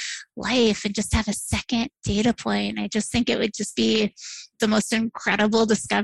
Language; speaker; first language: English; native; English